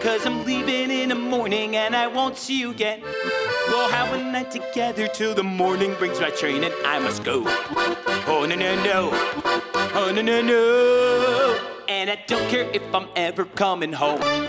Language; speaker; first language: English; native; English